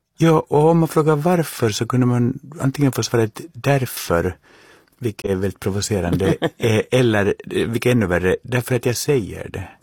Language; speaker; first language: Swedish; native; Swedish